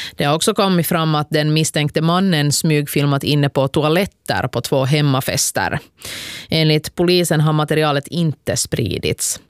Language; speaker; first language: Swedish; native; Swedish